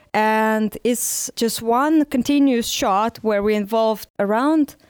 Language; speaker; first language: English; non-native, fluent; Russian